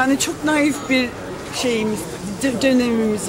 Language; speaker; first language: Turkish; non-native, fluent; English